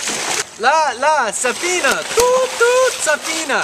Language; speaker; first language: Arabic; non-native, learner; English